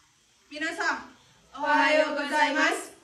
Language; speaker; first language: Japanese; non-native, learner; Indonesian